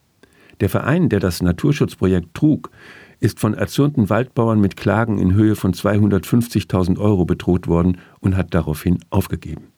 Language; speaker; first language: German; native; German